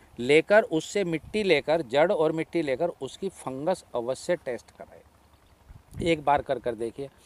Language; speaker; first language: Hindi; native; Hindi